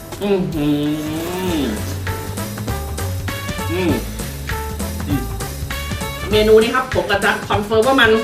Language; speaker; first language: Thai; native; Thai